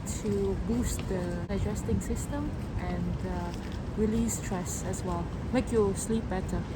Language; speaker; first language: English; non-native, fluent; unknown